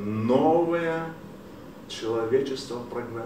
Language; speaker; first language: Lithuanian; non-native, learner; Russian